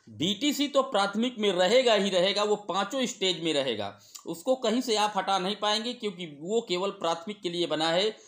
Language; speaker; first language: Hindi; native; Hindi